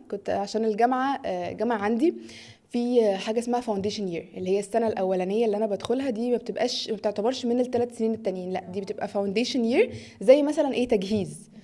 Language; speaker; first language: Egyptian Arabic; early bilingual, heritage; Arabic